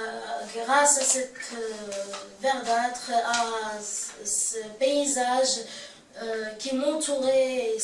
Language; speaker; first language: French; non-native, local second language; Arabic